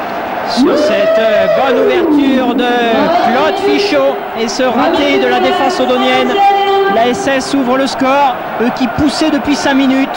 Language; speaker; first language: French; native; French